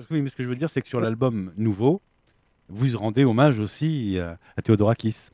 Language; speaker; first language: French; native; French